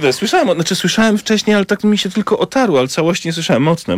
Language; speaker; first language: Polish; native; Polish